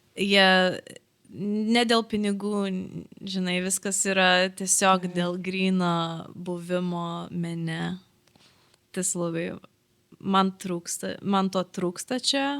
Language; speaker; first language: Lithuanian; early bilingual, heritage; Lithuanian